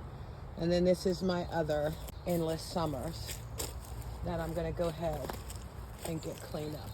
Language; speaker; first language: English; native; English